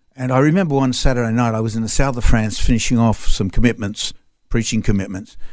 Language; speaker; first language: English; non-native, local second language; French